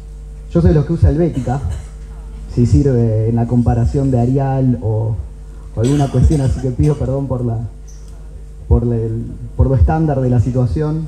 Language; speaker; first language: Spanish; native; Spanish